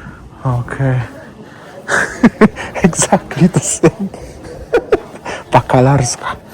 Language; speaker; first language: English; non-native, fluent; Polish